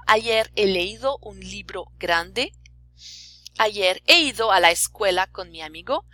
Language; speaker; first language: Spanish; non-native, fluent; French